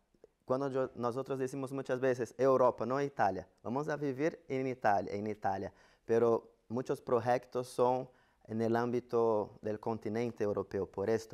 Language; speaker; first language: Spanish; non-native, fluent; Portuguese